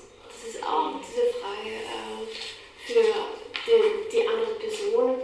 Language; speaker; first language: German; non-native, learner; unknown